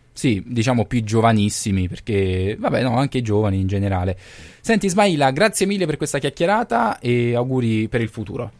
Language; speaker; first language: Italian; native; Italian